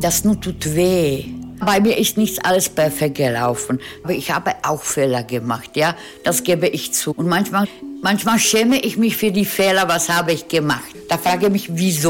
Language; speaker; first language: German; non-native, fluent; Czech